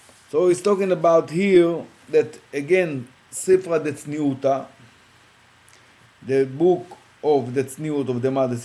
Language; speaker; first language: English; non-native, fluent; Hebrew